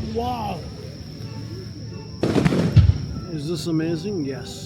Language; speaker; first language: English; non-native, local second language; Urdu